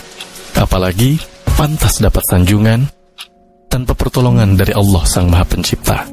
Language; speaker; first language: Indonesian; native; Indonesian